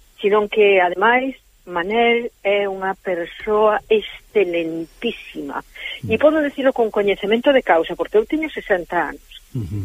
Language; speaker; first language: Galician; native; Galician